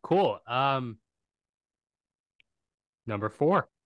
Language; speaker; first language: English; native; English